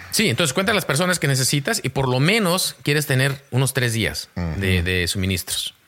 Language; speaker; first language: Spanish; early bilingual, heritage; Spanish